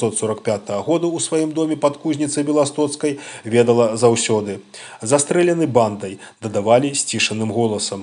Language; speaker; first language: Belarusian; native; Belarusian